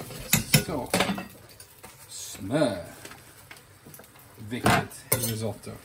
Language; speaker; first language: Swedish; non-native, fluent; English